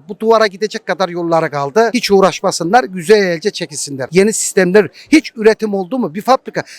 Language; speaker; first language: Turkish; early bilingual, heritage; Turkish